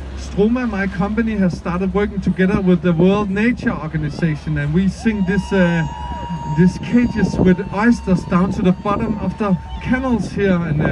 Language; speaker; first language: English; non-native, fluent; Danish